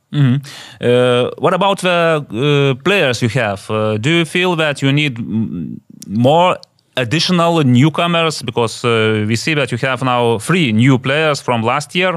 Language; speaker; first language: English; non-native, fluent; Lithuanian